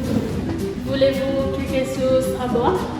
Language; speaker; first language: French; non-native, learner; Indonesian